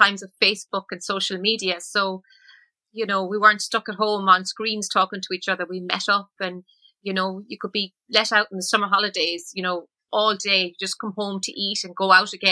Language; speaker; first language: English; native; English